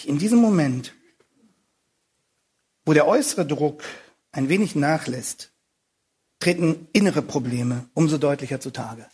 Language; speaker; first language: German; native; German